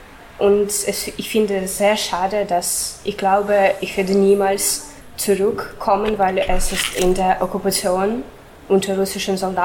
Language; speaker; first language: German; non-native, fluent; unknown